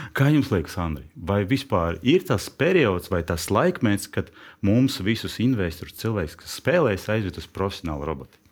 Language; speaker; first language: Latvian; non-native, local second language; Russian